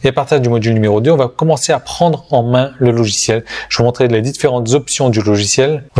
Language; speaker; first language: French; native; French